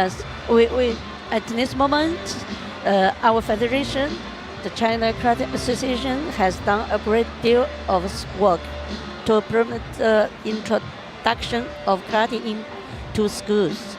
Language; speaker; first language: English; non-native, learner; Chinese